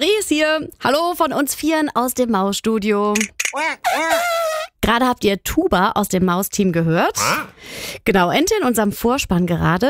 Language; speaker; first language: German; native; German